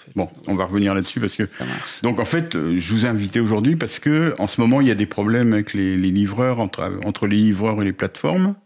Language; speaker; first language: French; native; French